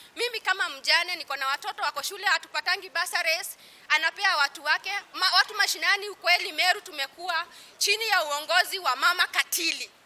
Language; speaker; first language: Swahili; non-native, local second language; Meru